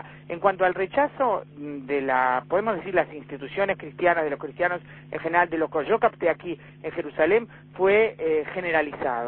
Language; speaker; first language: Spanish; native; Spanish